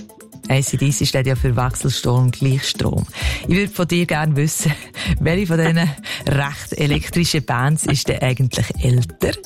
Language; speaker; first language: German; native; German